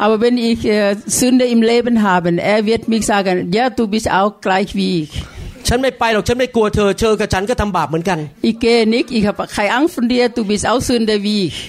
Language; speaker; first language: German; non-native, learner; Thai